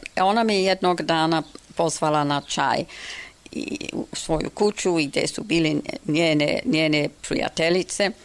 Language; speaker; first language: Serbian; non-native, fluent; English